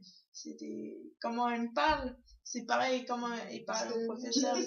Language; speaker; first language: French; early bilingual, other home language; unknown